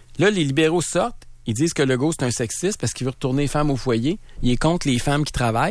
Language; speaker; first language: French; native; French